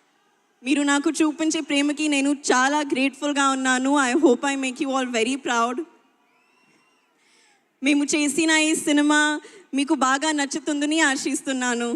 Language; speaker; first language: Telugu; non-native, local second language; Hindi